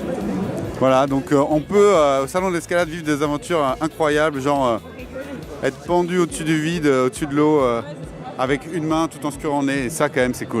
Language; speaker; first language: French; native; French